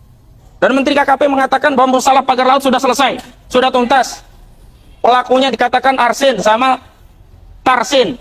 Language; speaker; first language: Indonesian; native; Indonesian